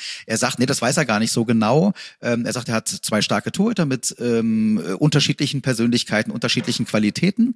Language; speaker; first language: German; native; German